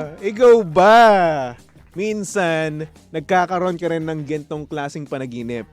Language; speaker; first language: Filipino; native; Filipino